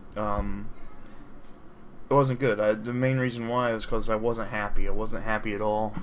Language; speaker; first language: English; native; English